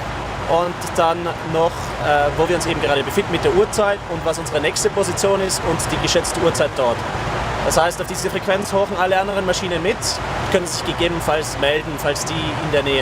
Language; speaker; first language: German; native; German